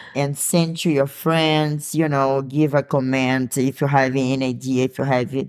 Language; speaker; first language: English; non-native, learner; Portuguese